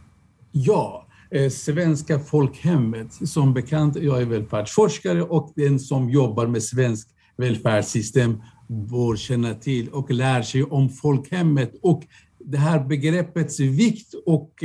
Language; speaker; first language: Swedish; non-native, fluent; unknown